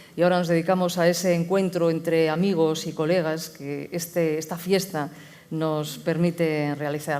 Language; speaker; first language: Spanish; native; Spanish